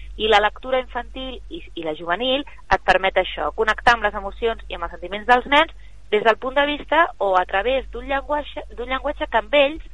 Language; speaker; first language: Catalan; native; Catalan